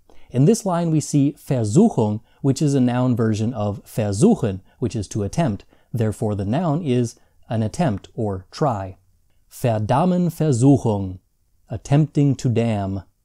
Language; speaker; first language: English; native; English